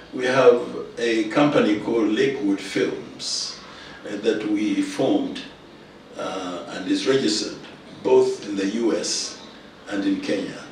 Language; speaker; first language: English; non-native, local second language; Luyia